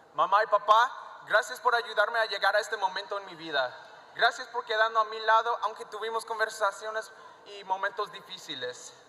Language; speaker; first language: Spanish; early bilingual, heritage; Spanish